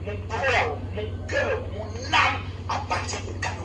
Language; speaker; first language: French; native; French